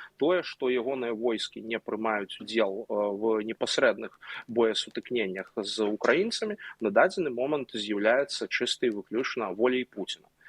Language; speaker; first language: Belarusian; non-native, local second language; Russian